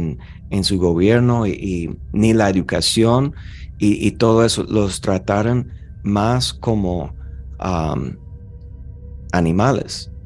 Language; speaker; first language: Spanish; non-native, fluent; English